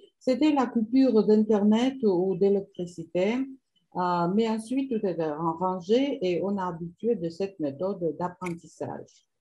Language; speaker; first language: French; non-native, fluent; Georgian